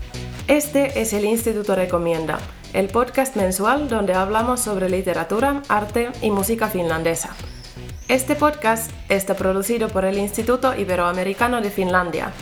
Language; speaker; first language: Spanish; non-native, fluent; Finnish